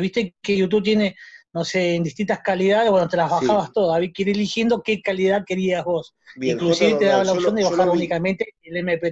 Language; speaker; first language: Spanish; native; Spanish